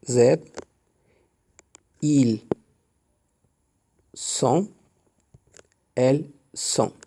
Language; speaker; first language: French; non-native, fluent; Spanish